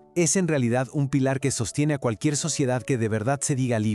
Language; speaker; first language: Spanish; native; Spanish